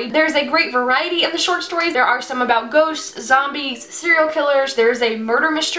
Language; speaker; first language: English; native; English